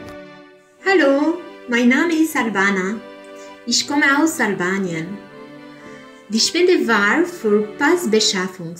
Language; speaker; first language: German; non-native, learner; Albanian